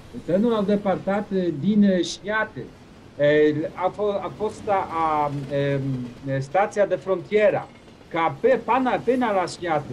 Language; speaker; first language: Romanian; non-native, learner; Polish